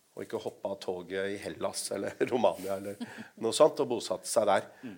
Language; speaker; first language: Norwegian; non-native, local second language; Urdu